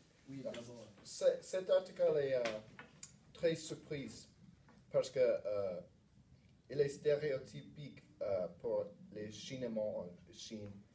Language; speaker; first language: French; non-native, learner; English